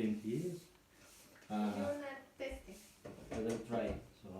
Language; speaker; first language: English; non-native, learner; Filipino